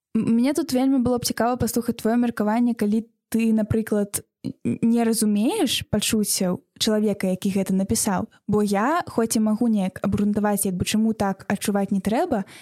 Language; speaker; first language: Belarusian; non-native, local second language; Russian